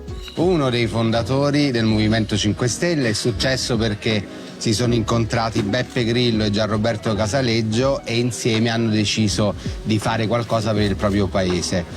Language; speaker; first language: Italian; native; Italian